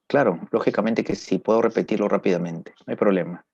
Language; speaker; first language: Spanish; native; Spanish